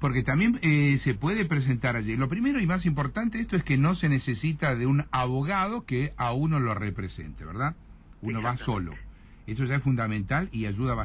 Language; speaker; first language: Spanish; native; Spanish